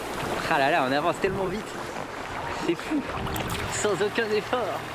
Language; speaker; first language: French; native; French